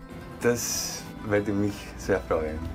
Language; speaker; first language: German; non-native, fluent; Greek